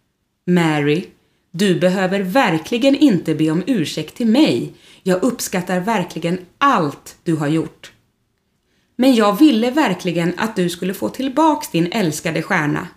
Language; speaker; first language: Swedish; native; Swedish